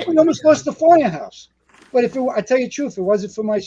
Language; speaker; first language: English; native; English